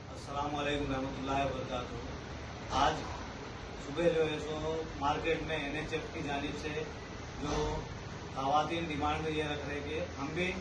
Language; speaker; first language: Urdu; native; Urdu